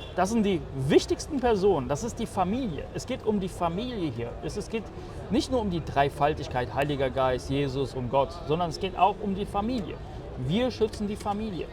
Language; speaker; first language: German; early bilingual, other home language; Polish